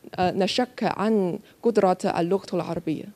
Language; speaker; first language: Arabic; non-native, learner; Chinese